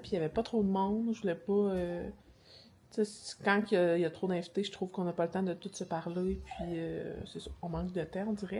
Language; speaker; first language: French; native; French